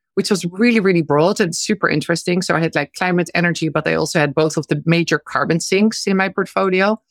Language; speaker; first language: English; non-native, fluent; Dutch